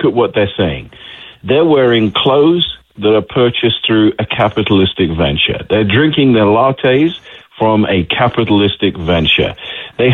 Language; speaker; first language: English; native; English